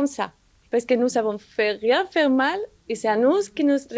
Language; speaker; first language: French; non-native, learner; Spanish